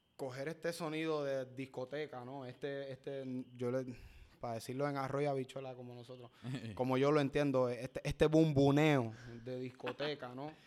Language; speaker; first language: Spanish; native; Spanish